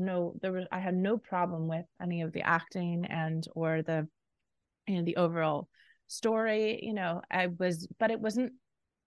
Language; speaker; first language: English; native; English